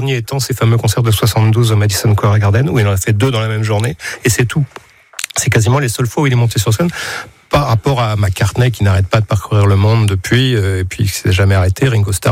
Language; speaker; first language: French; native; French